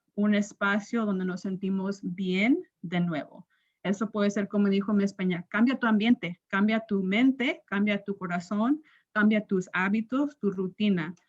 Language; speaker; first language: Spanish; early bilingual, other home language; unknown